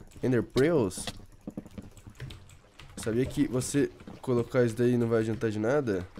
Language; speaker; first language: Portuguese; native; Portuguese